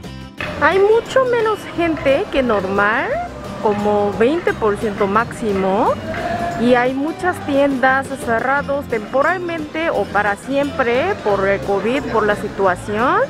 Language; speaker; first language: Spanish; non-native, learner; Korean